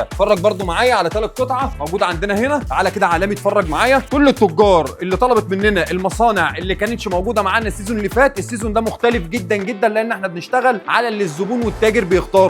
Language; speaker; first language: Arabic; native; Arabic